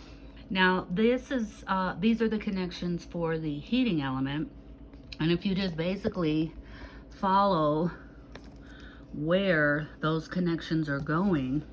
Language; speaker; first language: English; native; English